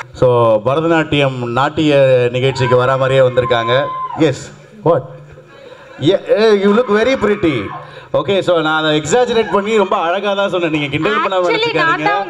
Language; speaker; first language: Tamil; native; Tamil